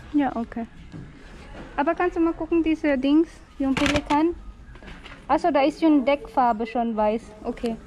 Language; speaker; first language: German; non-native, learner; Filipino